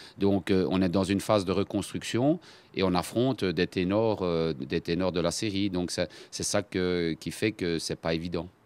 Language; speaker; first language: French; native; French